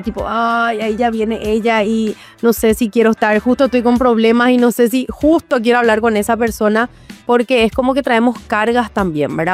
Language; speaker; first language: Spanish; native; Spanish